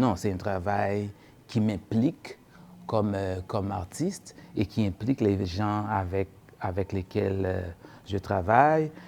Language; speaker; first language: French; non-native, local second language; Haitian Creole